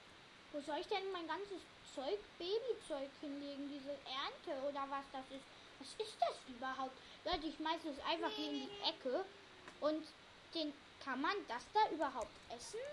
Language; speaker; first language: German; native; German